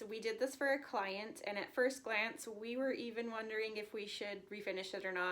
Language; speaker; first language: English; native; English